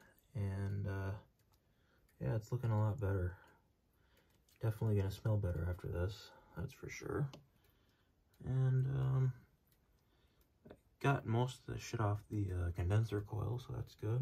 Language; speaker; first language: English; native; English